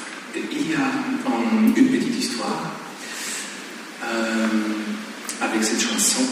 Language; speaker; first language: French; non-native, learner; Polish